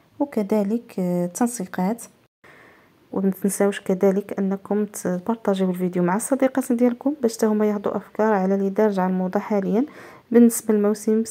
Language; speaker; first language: Arabic; native; Arabic